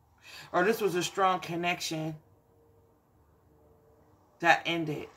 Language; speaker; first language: English; native; English